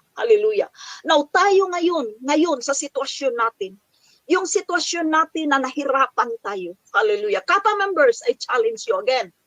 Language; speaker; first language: Filipino; non-native, local second language; Cebuano